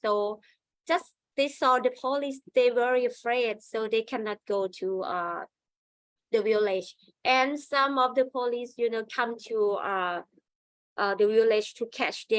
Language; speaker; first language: English; non-native, learner; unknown